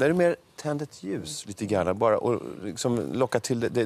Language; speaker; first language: Swedish; native; Swedish